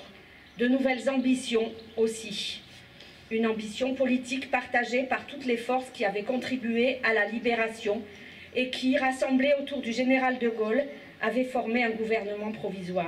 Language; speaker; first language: French; native; French